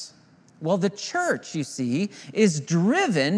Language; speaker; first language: English; native; English